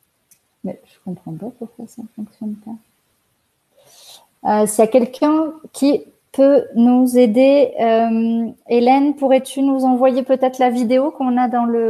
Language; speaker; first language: French; native; French